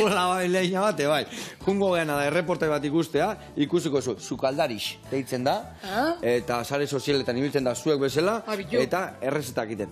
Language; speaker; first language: Basque; native; Basque